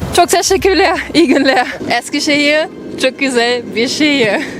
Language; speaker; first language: Turkish; non-native, learner; English